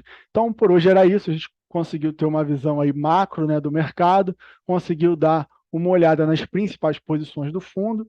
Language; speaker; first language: Portuguese; native; Portuguese